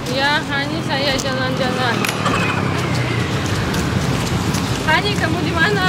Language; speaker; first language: Indonesian; non-native, learner; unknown